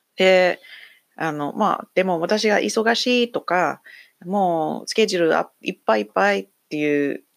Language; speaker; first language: Japanese; non-native, fluent; English